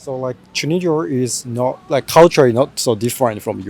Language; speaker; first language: English; non-native, fluent; Japanese